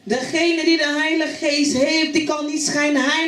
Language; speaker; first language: Dutch; non-native, fluent; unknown